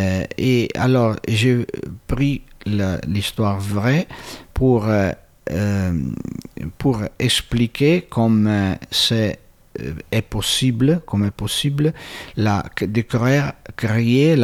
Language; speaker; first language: French; non-native, fluent; Italian